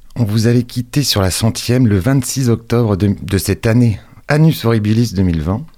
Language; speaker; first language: French; native; French